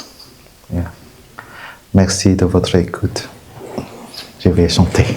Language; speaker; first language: French; non-native, fluent; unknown